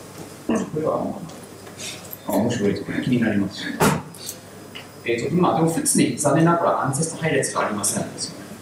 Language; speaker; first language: Japanese; non-native, learner; English